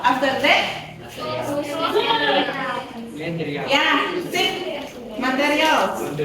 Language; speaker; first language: English; non-native, fluent; Indonesian